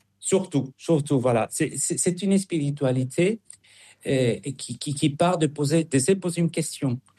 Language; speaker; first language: French; non-native, fluent; Spanish